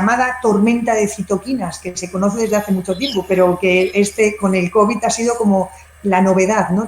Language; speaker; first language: Spanish; native; Spanish